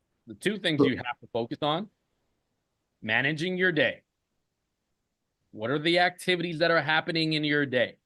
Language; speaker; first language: English; native; English